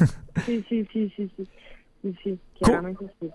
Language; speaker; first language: Italian; non-native, learner; French